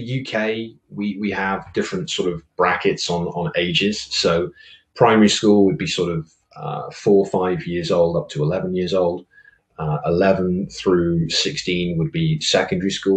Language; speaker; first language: English; native; English